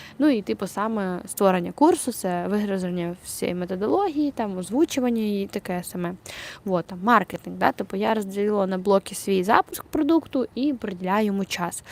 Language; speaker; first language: Ukrainian; non-native, local second language; Russian